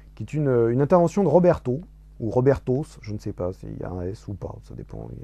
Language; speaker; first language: French; native; French